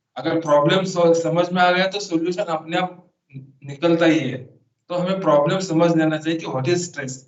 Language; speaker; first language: Hindi; non-native, local second language; Marathi